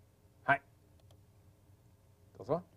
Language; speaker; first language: Japanese; non-native, fluent; English